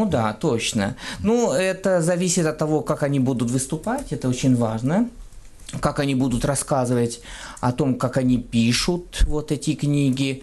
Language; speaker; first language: Russian; non-native, fluent; French